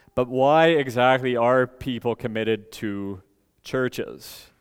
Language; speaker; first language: English; native; English